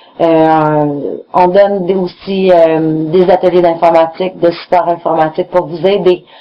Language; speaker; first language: French; native; French